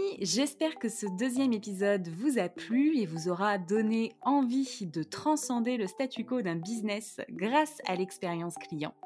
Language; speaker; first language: French; native; French